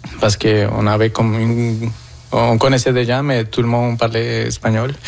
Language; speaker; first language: French; non-native, fluent; Spanish